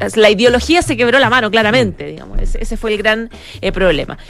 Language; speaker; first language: Spanish; native; Spanish